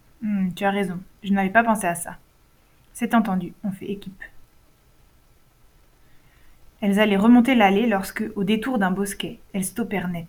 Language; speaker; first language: French; native; French